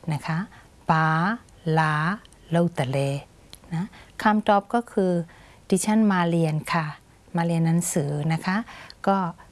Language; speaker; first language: Thai; native; Thai